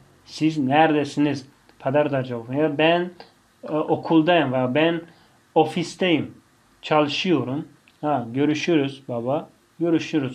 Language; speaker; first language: Turkish; non-native, fluent; Tajik